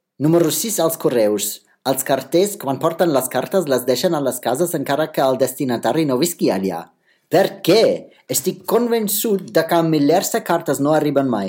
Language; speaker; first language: Catalan; non-native, fluent; German